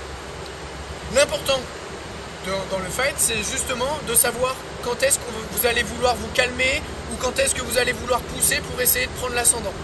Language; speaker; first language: French; native; French